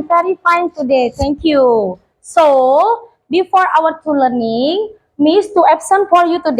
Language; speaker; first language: English; non-native, learner; Indonesian